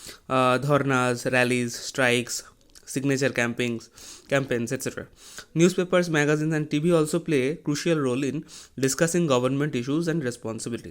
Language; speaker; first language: English; non-native, local second language; Hindi